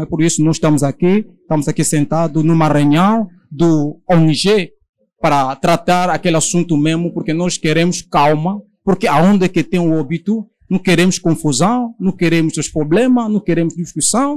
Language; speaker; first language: Portuguese; non-native, learner; Lingala